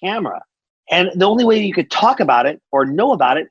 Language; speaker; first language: English; native; English